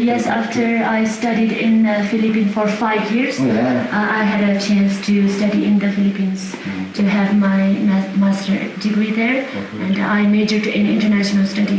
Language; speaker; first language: English; non-native, fluent; Tibetan